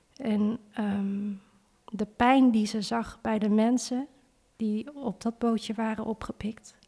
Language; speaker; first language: Dutch; early bilingual, other home language; Vietnamese